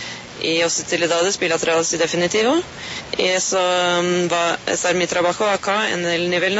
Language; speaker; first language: Spanish; non-native, learner; Norwegian